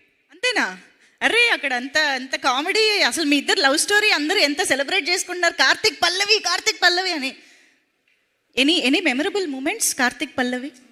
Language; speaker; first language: Telugu; native; Telugu